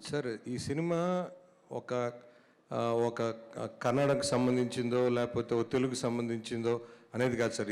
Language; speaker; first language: Telugu; native; Telugu